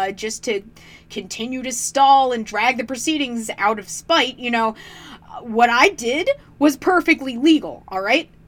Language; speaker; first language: English; native; English